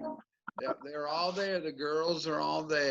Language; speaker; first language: English; native; English